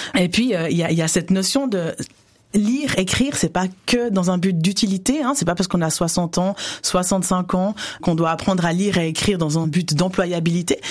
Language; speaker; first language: French; native; French